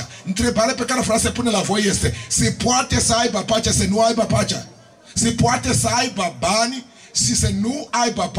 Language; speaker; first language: Romanian; non-native, learner; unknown